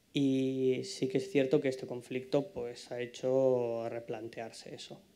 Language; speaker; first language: Spanish; non-native, fluent; Ukrainian